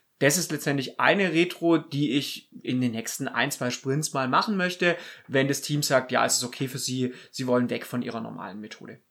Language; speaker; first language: German; native; German